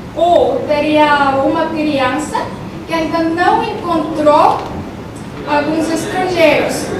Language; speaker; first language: Portuguese; non-native, fluent; Korean